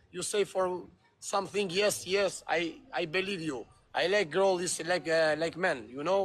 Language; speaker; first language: English; non-native, learner; Albanian